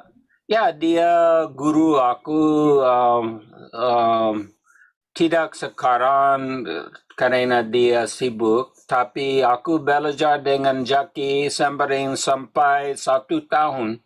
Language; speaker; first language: Indonesian; non-native, learner; English